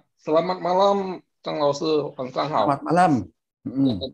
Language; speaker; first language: Indonesian; native; Indonesian